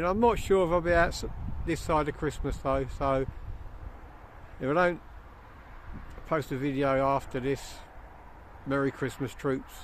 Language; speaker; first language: English; native; English